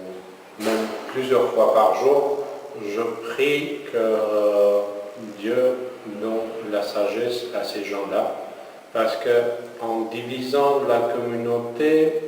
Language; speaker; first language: French; non-native, fluent; Armenian